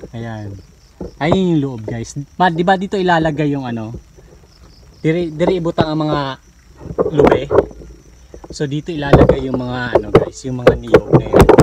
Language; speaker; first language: Filipino; non-native, local second language; Cebuano